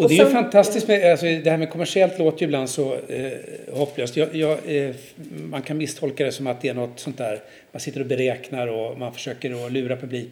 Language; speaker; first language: Swedish; native; Swedish